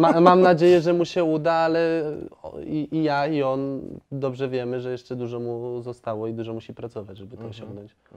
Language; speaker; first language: Polish; early bilingual, other home language; Spanish